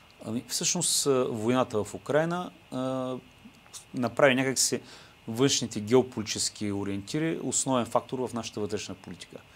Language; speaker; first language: Bulgarian; native; Bulgarian